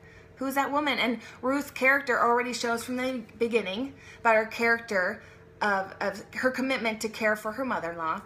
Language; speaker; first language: English; native; English